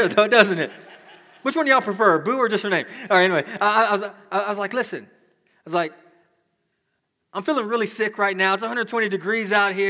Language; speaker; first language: English; native; English